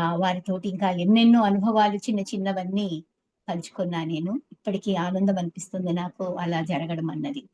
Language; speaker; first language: Telugu; native; Telugu